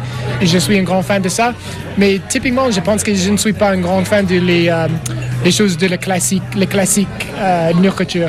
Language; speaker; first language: French; non-native, learner; English